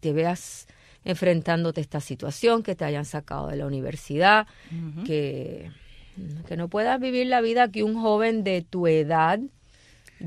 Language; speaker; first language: Spanish; native; Spanish